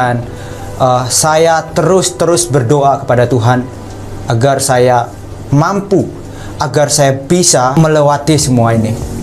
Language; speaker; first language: Indonesian; non-native, local second language; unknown